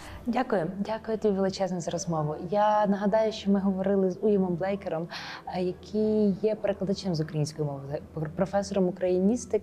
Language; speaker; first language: Ukrainian; native; Ukrainian